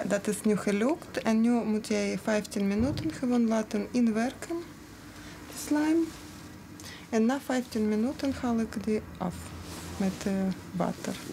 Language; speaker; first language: Dutch; non-native, fluent; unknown